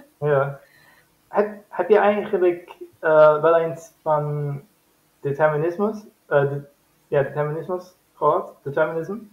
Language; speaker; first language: Dutch; non-native, fluent; German